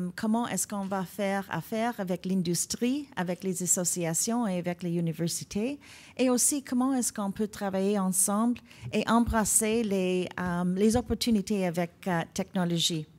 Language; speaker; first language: French; non-native, local second language; English